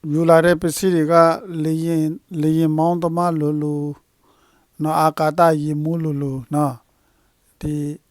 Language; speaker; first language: Burmese; non-native, local second language; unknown